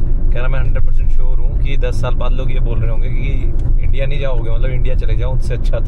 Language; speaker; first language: Hindi; native; Hindi